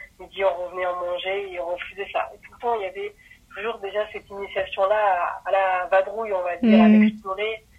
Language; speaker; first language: French; early bilingual, other home language; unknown